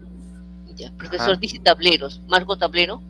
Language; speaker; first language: Spanish; native; Spanish